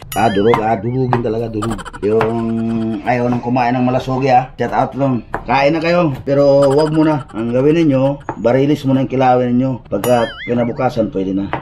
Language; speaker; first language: Filipino; non-native, local second language; Cebuano